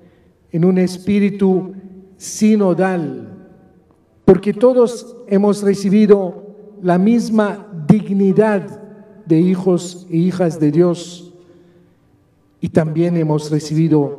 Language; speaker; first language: Spanish; non-native, fluent; Maltese